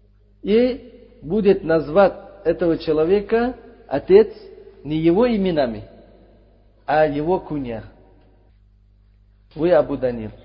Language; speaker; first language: Russian; non-native, fluent; Uzbek